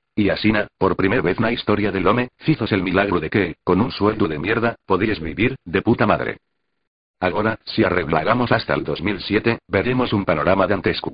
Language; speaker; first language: Asturian; non-native, local second language; Spanish